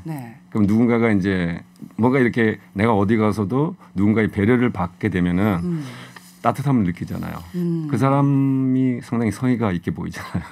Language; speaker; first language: Korean; native; Korean